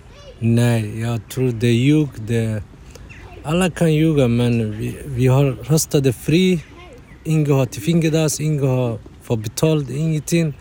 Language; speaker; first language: Swedish; non-native, fluent; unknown